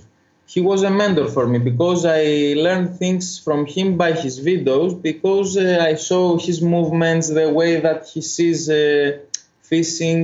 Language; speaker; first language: English; non-native, fluent; Greek